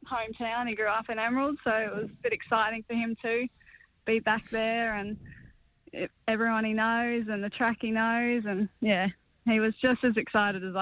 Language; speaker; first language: English; native; English